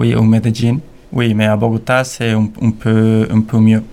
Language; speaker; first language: French; non-native, learner; Spanish